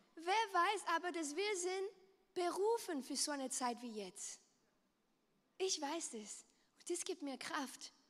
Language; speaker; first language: German; non-native, local second language; French